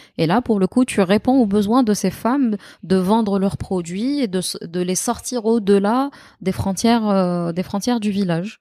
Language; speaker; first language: French; non-native, local second language; Arabic